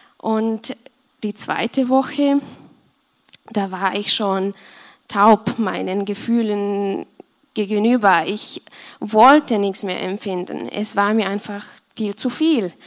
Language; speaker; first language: German; non-native, fluent; Czech